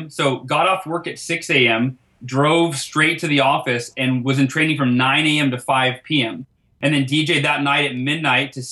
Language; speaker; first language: English; native; English